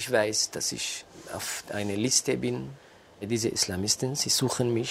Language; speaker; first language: German; non-native, fluent; Kurdish